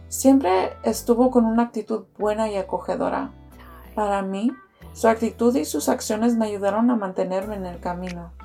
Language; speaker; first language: Spanish; early bilingual, heritage; Spanish